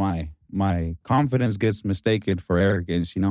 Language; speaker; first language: English; early bilingual, other home language; Spanish